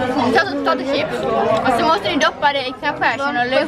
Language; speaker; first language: Swedish; native; Swedish